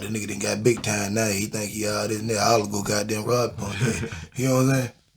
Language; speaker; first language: English; native; English